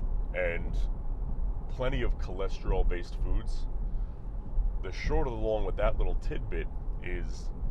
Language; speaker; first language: English; native; English